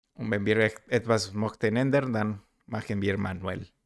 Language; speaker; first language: German; non-native, learner; Spanish